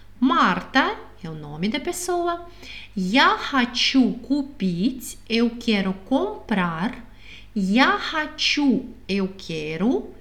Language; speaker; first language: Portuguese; non-native, fluent; Russian